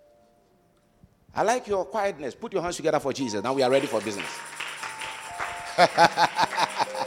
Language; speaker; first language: English; non-native, local second language; Akan